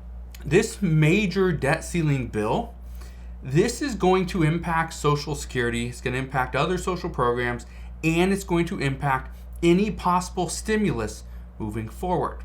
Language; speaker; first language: English; native; English